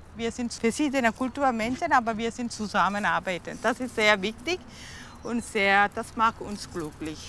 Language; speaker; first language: German; non-native, learner; Tamil